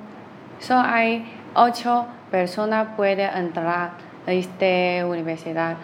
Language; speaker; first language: Spanish; non-native, learner; Chinese